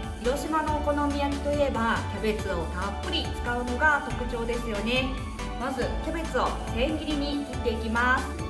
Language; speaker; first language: Japanese; native; Japanese